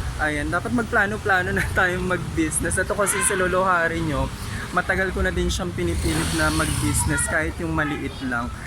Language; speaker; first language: Filipino; native; Filipino